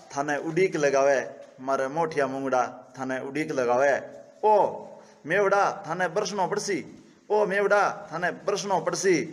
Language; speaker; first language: Hindi; native; Hindi